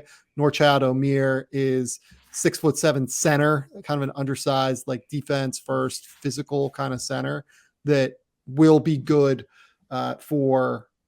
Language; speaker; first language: English; native; English